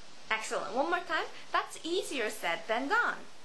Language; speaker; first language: English; non-native, fluent; Korean